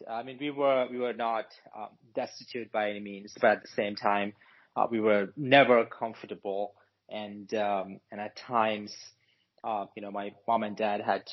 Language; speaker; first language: English; non-native, local second language; Sinhala